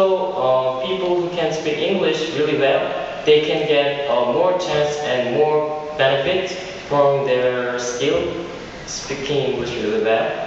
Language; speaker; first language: English; non-native, fluent; Korean